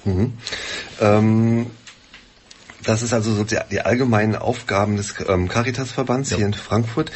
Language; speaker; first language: German; native; German